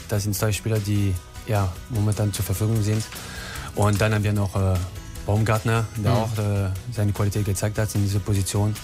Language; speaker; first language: German; non-native, learner; French